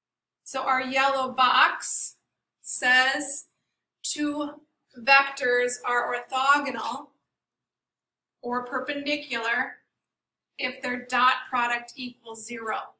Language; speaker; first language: English; native; English